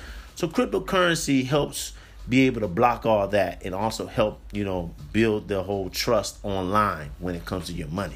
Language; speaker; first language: English; native; English